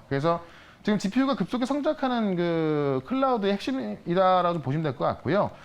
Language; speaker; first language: Korean; native; Korean